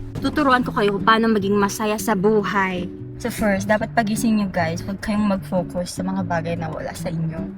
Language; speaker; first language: Filipino; native; Filipino